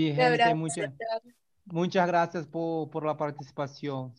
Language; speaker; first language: Spanish; non-native, learner; Portuguese